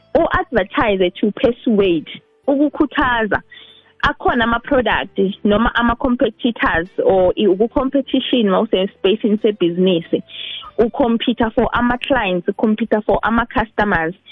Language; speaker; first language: Zulu; non-native, local second language; South Ndebele